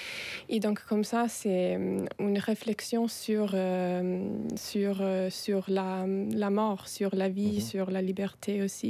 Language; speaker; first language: French; non-native, fluent; Italian